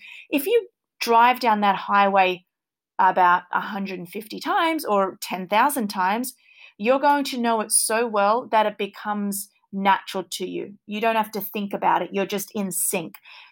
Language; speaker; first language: English; native; English